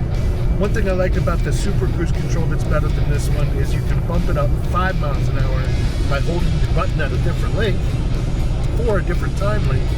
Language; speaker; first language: English; native; English